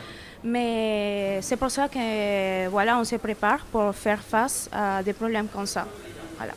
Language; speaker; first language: French; non-native, fluent; Spanish